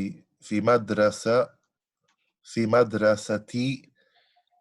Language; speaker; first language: Arabic; non-native, learner; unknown